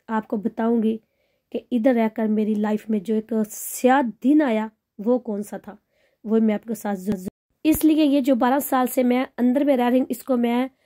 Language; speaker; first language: Urdu; non-native, local second language; Punjabi